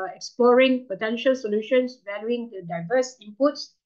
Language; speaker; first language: English; non-native, local second language; Malay